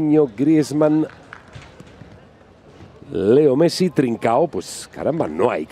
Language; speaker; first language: Spanish; native; Spanish